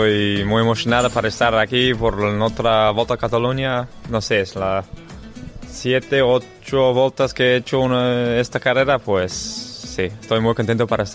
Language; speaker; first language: Spanish; non-native, learner; English